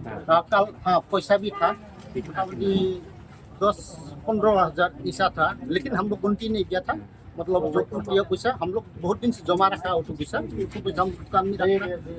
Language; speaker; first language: Hindi; non-native, local second language; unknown